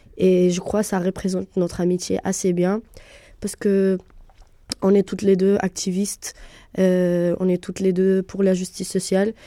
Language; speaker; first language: French; non-native, fluent; Arabic